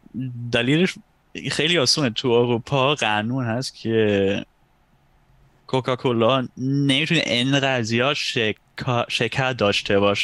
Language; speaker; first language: Persian; non-native, fluent; German